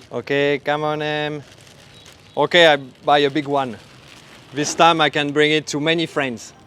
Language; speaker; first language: English; non-native, fluent; French